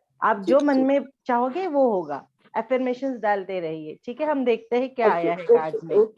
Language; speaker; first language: Hindi; native; Hindi